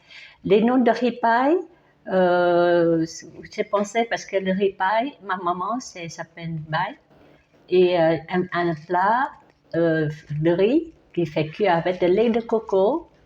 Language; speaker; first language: French; non-native, learner; Vietnamese